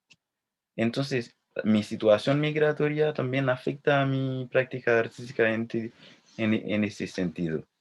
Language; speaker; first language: Spanish; non-native, fluent; Haitian Creole